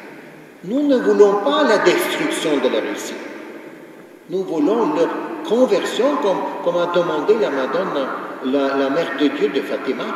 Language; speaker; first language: French; non-native, fluent; Ukrainian